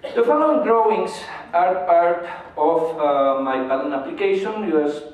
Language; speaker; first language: English; non-native, fluent; Spanish